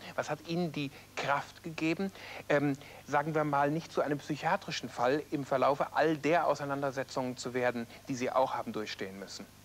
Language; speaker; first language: German; native; German